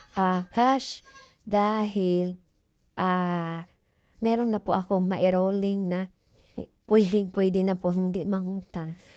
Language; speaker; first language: Filipino; non-native, local second language; Cebuano